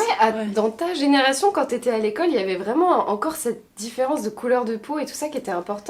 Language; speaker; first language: French; native; French